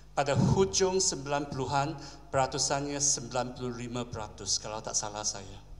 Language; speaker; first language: Malay; non-native, local second language; Chinese